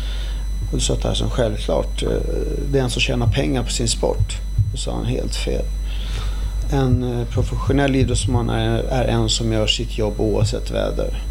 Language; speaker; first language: Swedish; early bilingual, other home language; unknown